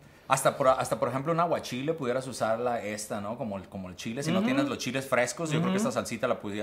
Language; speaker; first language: Spanish; native; Spanish